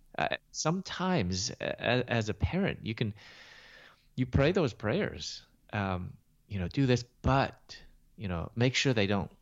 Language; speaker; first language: English; native; English